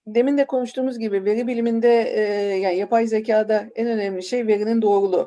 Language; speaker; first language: Turkish; native; Turkish